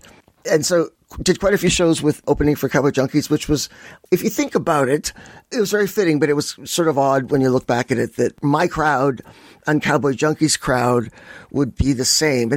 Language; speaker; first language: English; native; English